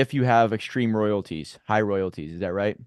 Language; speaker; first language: English; native; English